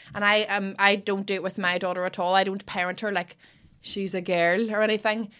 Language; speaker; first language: English; native; English